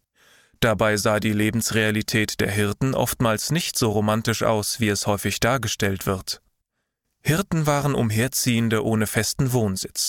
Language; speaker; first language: German; native; German